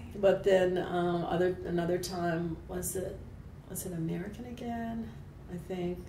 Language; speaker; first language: English; native; English